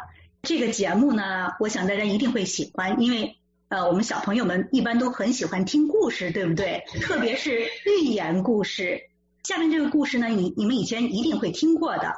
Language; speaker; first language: Chinese; native; Chinese